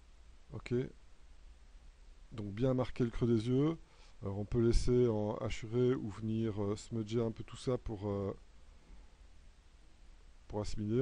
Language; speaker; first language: French; native; French